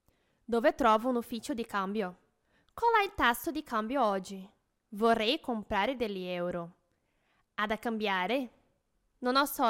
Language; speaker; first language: Italian; non-native, fluent; Portuguese